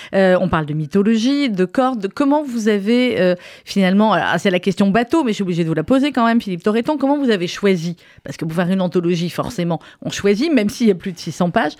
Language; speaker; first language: French; native; French